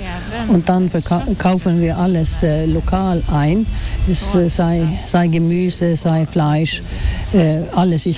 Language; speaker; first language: German; non-native, fluent; Swedish